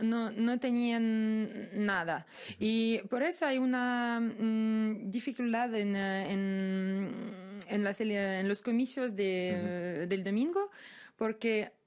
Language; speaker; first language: Spanish; non-native, fluent; Russian